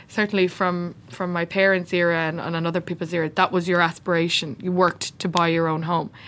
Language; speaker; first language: English; native; English